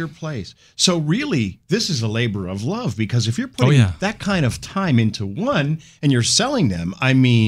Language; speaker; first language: English; native; English